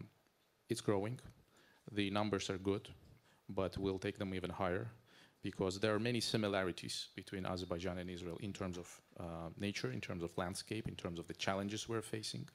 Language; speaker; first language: English; non-native, fluent; Azerbaijani